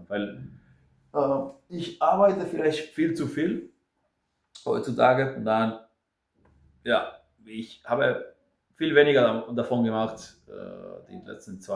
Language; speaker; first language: German; non-native, fluent; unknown